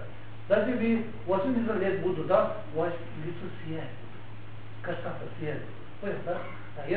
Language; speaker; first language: Russian; non-native, learner; Tibetan